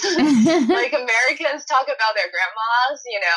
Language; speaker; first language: English; non-native, fluent; Chinese